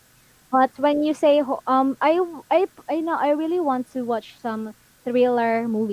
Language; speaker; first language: English; non-native, local second language; Filipino